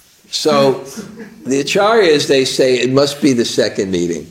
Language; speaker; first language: English; native; English